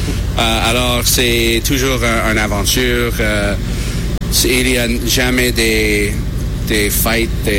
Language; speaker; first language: French; non-native, learner; English